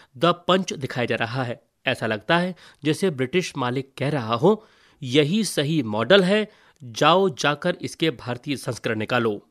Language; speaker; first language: Hindi; native; Hindi